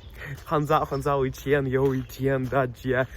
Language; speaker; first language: Chinese; non-native, learner; Russian